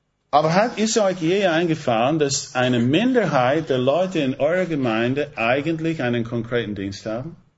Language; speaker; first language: German; non-native, fluent; English